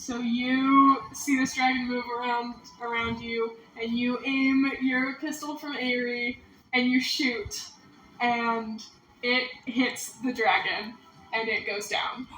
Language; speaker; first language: English; native; English